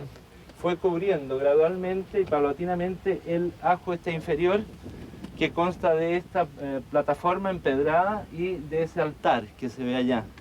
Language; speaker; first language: Spanish; native; Spanish